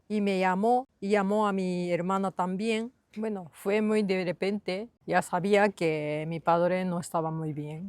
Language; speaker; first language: Spanish; non-native, learner; Japanese